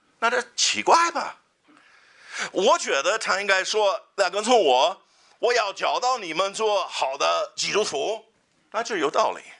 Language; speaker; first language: Chinese; non-native, fluent; English